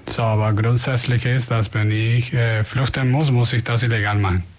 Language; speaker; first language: German; non-native, fluent; Spanish